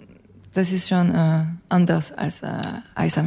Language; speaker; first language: German; non-native, fluent; English